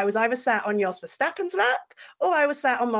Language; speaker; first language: English; non-native, fluent; French